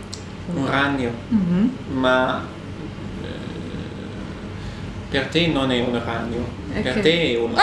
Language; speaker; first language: Italian; non-native, learner; German